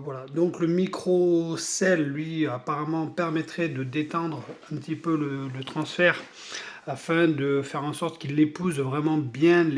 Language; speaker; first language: French; native; French